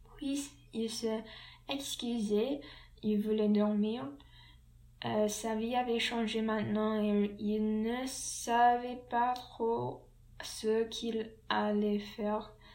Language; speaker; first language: French; non-native, learner; English